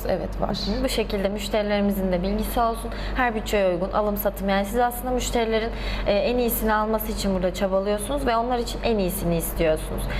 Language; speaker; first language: Turkish; native; Turkish